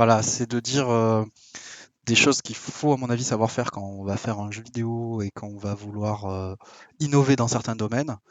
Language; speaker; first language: French; native; French